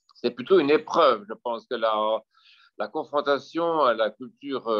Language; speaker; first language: French; native; French